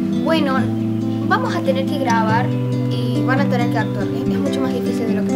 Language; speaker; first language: Spanish; native; Spanish